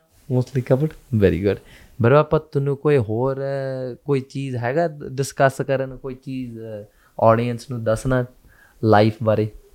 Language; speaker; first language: Punjabi; early bilingual, heritage; Punjabi